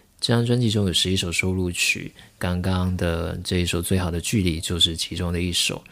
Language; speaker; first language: Chinese; non-native, local second language; Min Nan Chinese